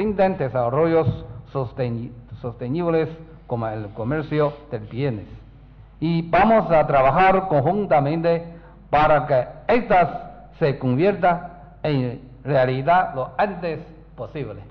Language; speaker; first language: Spanish; non-native, learner; Chinese